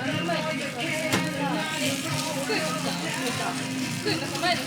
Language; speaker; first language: Japanese; native; Japanese